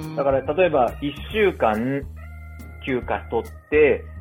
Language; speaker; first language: Japanese; native; Japanese